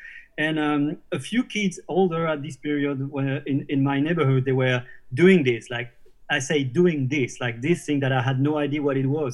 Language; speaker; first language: English; non-native, fluent; French